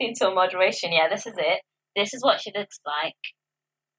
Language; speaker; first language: English; non-native, local second language; Yoruba